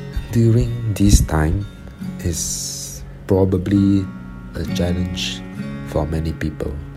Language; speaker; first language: English; non-native, local second language; Chinese